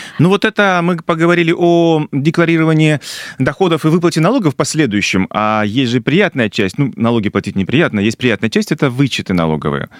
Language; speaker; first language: Russian; native; Russian